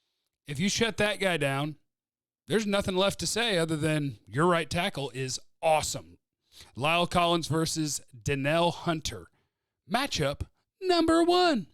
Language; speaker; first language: English; native; English